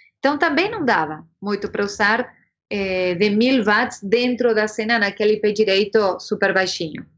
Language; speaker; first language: Portuguese; non-native, fluent; Spanish